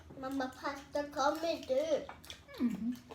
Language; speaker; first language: Swedish; early bilingual, other home language; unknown